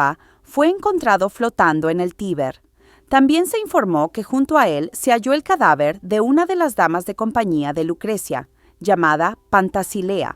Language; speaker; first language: Spanish; native; Spanish